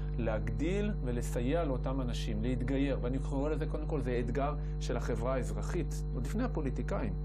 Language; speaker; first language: Hebrew; native; Hebrew